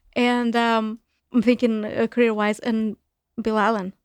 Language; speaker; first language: English; non-native, fluent; Romanian